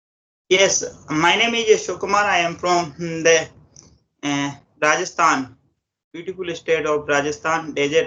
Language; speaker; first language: English; non-native, local second language; Hindi